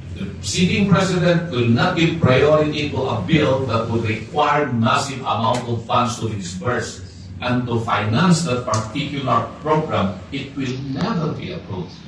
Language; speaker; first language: English; non-native, local second language; Filipino